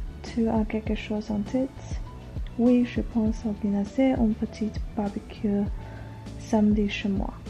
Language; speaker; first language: French; non-native, learner; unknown